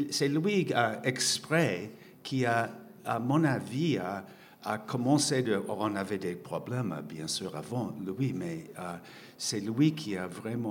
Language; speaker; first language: French; non-native, fluent; English